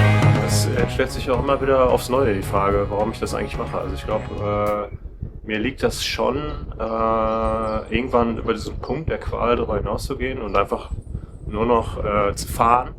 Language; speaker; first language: German; native; German